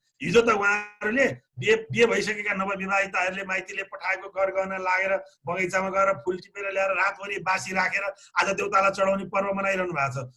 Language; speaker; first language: Nepali; native; Nepali